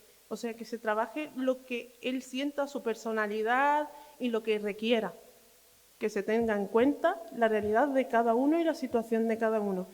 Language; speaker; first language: Spanish; early bilingual, other home language; Arabic